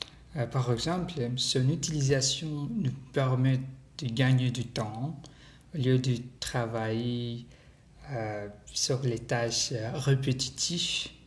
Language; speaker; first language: French; non-native, learner; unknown